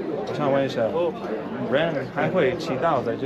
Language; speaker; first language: Chinese; non-native, learner; English